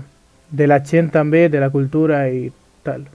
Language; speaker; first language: Catalan; early bilingual, other home language; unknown